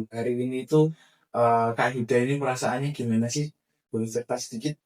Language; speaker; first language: Indonesian; native; Indonesian